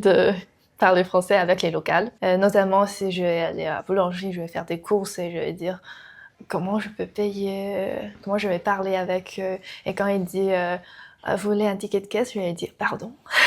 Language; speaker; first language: French; non-native, learner; Chinese